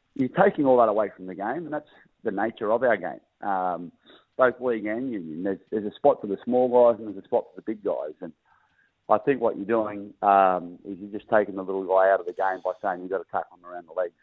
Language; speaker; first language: English; native; English